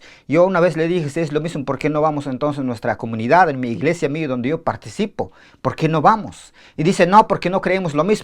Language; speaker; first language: Spanish; native; Spanish